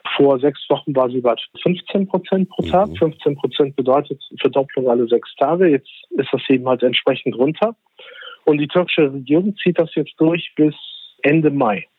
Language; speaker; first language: German; early bilingual, other home language; Turkish